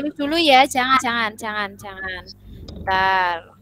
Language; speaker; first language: Indonesian; native; Indonesian